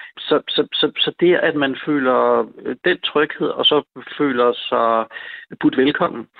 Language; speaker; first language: Danish; native; Danish